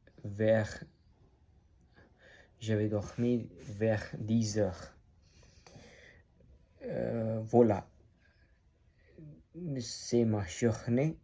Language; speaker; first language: French; non-native, learner; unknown